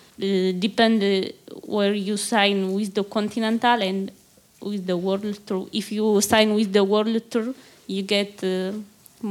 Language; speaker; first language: English; non-native, learner; Tigrinya